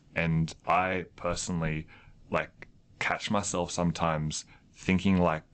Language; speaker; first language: English; native; English